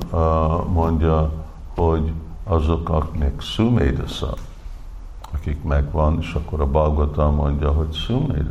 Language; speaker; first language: Hungarian; early bilingual, heritage; English